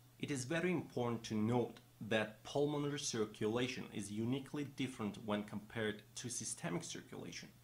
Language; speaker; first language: English; non-native, fluent; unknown